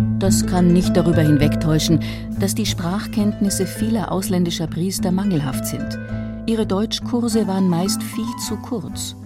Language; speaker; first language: German; native; German